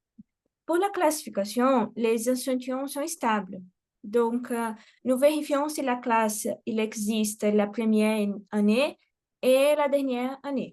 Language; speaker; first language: French; non-native, fluent; Portuguese